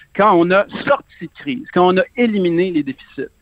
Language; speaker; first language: French; native; French